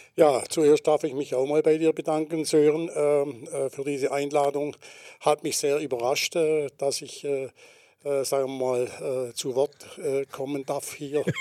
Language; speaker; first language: German; native; German